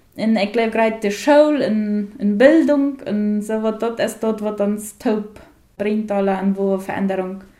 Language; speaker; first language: German; non-native, fluent; Plautdietsch